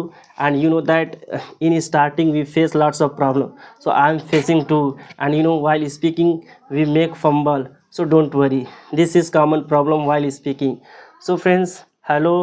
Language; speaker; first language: English; non-native, local second language; Hindi